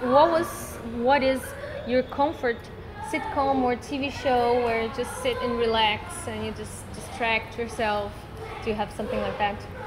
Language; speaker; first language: English; non-native, fluent; Portuguese